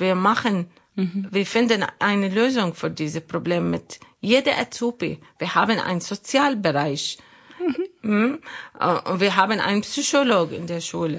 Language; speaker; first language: German; non-native, learner; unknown